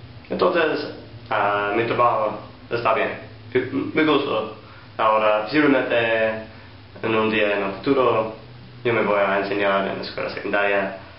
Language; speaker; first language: Spanish; non-native, learner; English